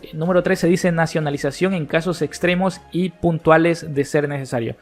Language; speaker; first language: Spanish; native; Spanish